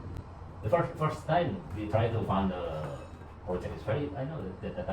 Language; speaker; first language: English; non-native, learner; Indonesian